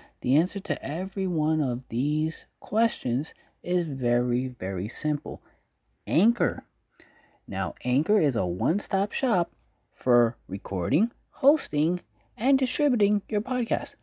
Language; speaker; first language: English; native; English